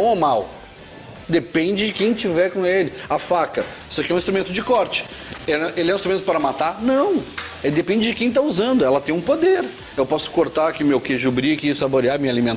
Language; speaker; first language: Portuguese; native; Portuguese